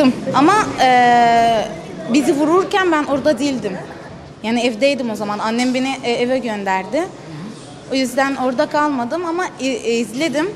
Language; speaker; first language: Turkish; non-native, fluent; Arabic